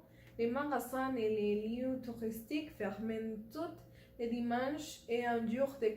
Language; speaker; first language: French; non-native, learner; Spanish